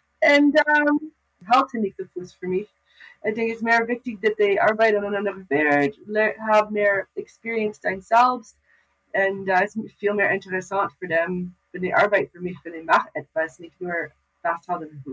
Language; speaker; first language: German; non-native, learner; English